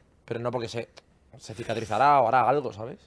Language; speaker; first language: Spanish; native; Spanish